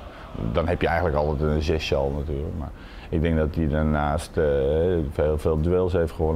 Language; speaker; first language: Dutch; native; Dutch